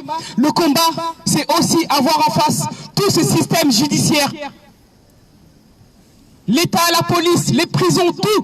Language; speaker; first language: French; native; French